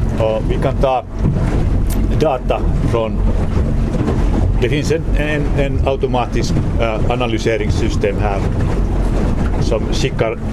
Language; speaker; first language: Swedish; non-native, local second language; Finnish